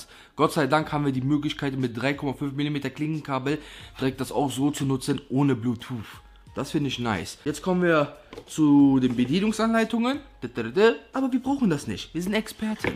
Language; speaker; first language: German; native; German